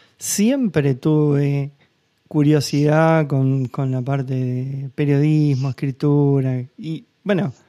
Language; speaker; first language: Spanish; native; Spanish